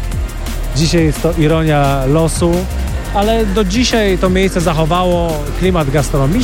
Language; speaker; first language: Polish; native; Polish